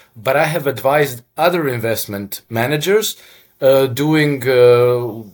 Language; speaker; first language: English; non-native, fluent; Croatian